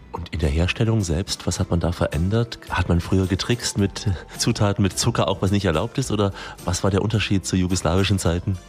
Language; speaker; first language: German; native; German